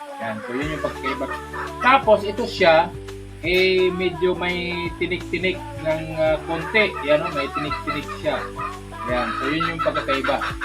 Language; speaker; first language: Filipino; non-native, local second language; Cebuano